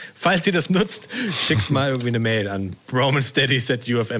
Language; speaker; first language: German; native; German